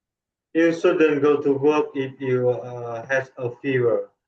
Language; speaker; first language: English; non-native, learner; Vietnamese